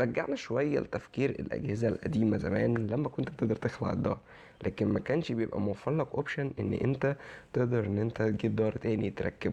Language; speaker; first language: Arabic; native; Arabic